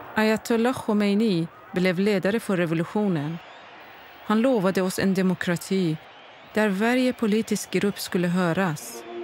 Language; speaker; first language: Swedish; non-native, fluent; Persian